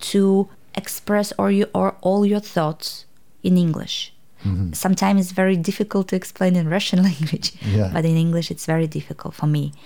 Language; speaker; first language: English; non-native, fluent; Uzbek